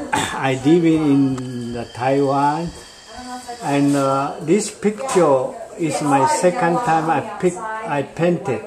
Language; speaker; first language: English; non-native, learner; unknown